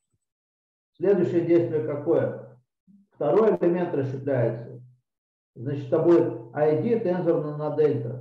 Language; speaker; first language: Russian; native; Russian